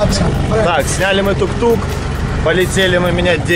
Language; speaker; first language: Russian; native; Russian